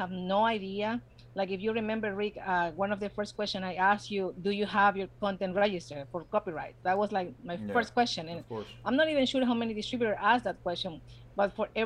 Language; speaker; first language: English; non-native, fluent; Spanish